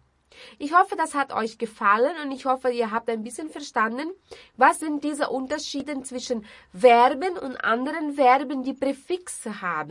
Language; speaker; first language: German; non-native, fluent; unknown